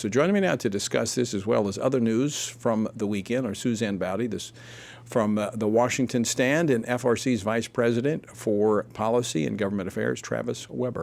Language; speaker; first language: English; native; English